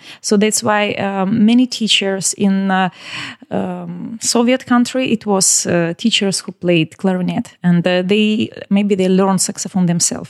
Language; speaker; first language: English; non-native, learner; Ukrainian